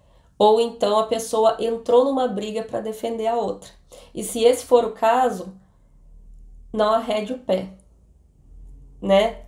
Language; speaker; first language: Portuguese; native; Portuguese